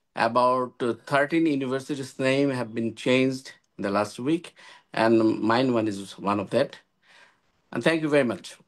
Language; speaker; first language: English; non-native, local second language; Bangla